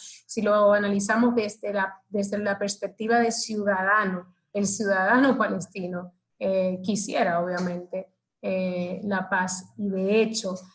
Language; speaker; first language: Spanish; native; Spanish